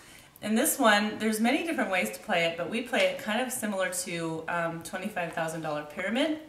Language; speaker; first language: English; native; English